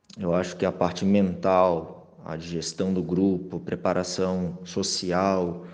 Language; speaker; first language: Portuguese; native; Portuguese